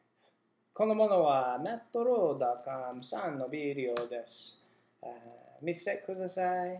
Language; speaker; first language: Japanese; non-native, learner; English